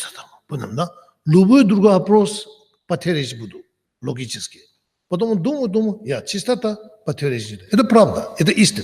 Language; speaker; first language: Russian; non-native, learner; Tibetan